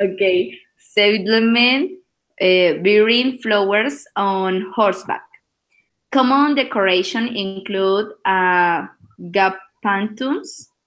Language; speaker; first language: English; non-native, learner; Spanish